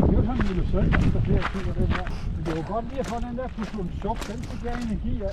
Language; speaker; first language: Danish; native; Danish